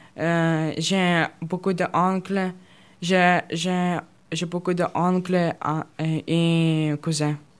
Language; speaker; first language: French; non-native, learner; Russian